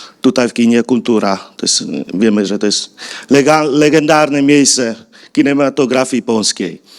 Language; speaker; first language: Polish; non-native, fluent; Vietnamese